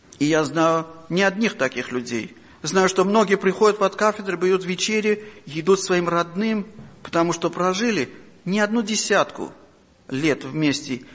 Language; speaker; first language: Russian; non-native, local second language; Armenian